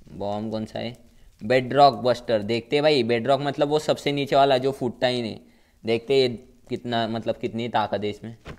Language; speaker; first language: Hindi; non-native, local second language; Marathi